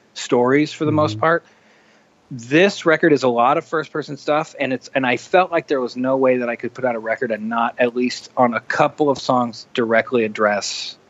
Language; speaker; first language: English; native; English